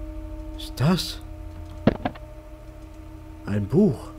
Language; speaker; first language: German; native; German